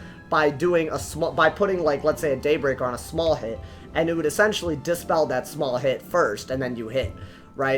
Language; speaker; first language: English; native; English